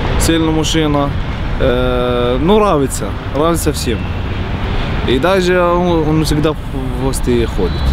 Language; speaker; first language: Russian; non-native, learner; Arabic